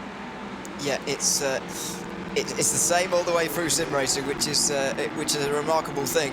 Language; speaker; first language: English; native; English